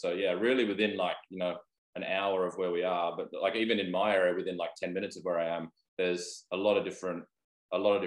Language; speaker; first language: English; native; English